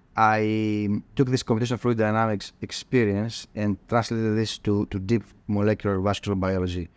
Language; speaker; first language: English; non-native, fluent; Greek